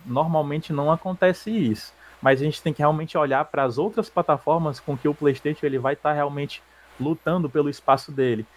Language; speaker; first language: Portuguese; native; Portuguese